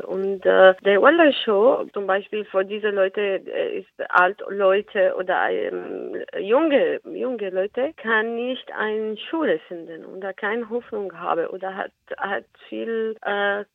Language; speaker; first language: German; non-native, learner; Arabic